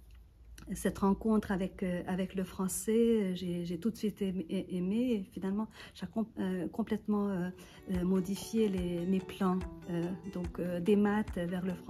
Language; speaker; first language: French; non-native, fluent; Hungarian